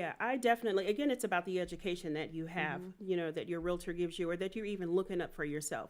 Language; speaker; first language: English; native; English